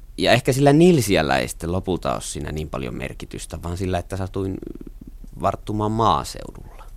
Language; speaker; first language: Finnish; native; Finnish